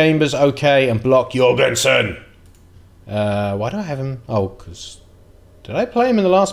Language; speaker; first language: English; native; English